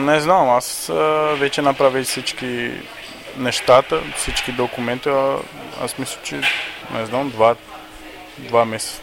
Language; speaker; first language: Bulgarian; non-native, learner; Portuguese